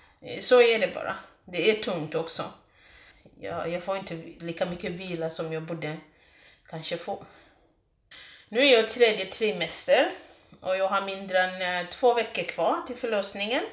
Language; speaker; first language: Swedish; non-native, fluent; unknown